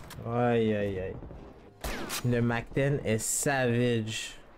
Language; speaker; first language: French; native; French